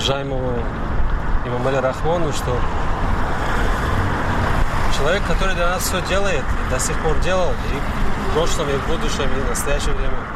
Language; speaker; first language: Russian; non-native, fluent; Tajik